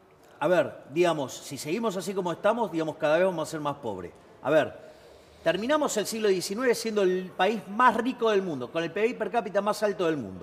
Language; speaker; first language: Spanish; native; Spanish